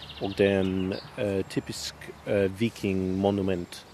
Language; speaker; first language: Norwegian; non-native, learner; English